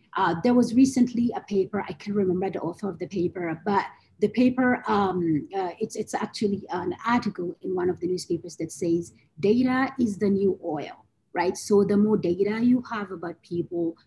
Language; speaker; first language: English; non-native, local second language; Hausa